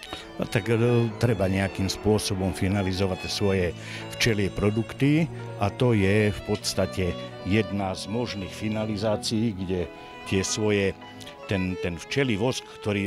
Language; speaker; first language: Slovak; native; Slovak